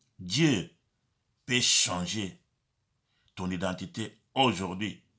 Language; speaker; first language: French; non-native, local second language; Lingala